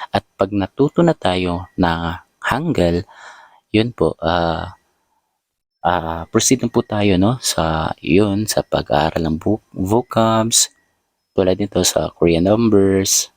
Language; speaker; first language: Filipino; native; Filipino